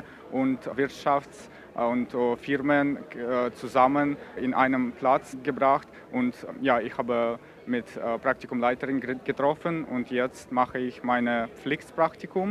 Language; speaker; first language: German; non-native, learner; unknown